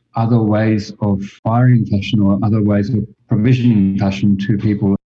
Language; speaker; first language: English; non-native, fluent; Finnish